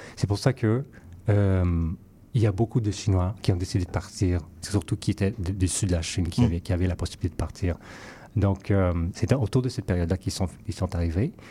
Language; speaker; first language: French; non-native, fluent; English